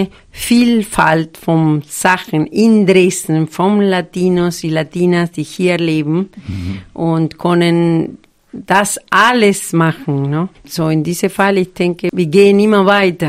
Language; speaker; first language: German; non-native, learner; Spanish